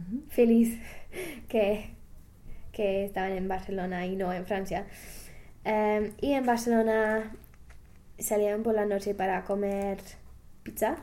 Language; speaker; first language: Spanish; non-native, learner; English